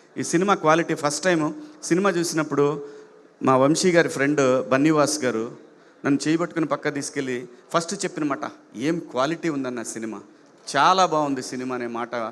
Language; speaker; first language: Telugu; native; Telugu